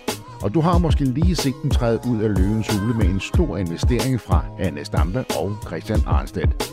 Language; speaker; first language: Danish; native; Danish